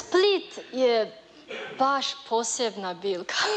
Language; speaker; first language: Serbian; non-native, learner; Chinese